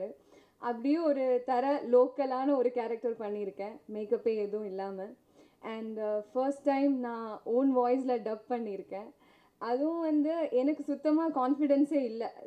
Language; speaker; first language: Tamil; non-native, fluent; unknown